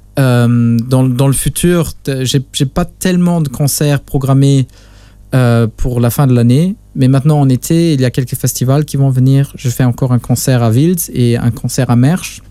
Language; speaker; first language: French; non-native, local second language; Luxembourgish